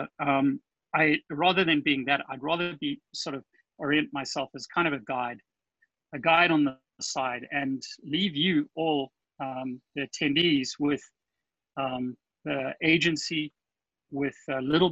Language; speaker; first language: English; native; English